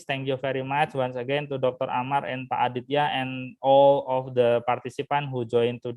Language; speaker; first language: English; non-native, fluent; Indonesian